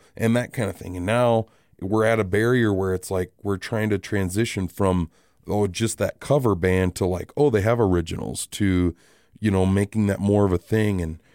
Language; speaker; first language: English; native; English